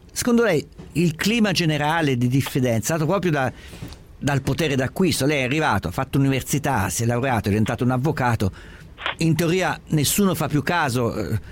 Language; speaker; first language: Italian; native; Italian